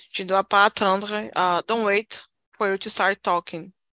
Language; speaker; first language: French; non-native, learner; Portuguese